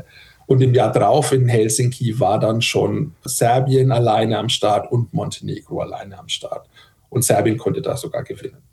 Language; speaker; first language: German; native; German